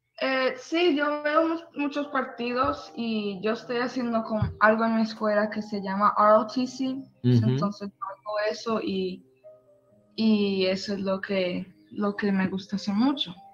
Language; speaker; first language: Spanish; early bilingual, heritage; Spanish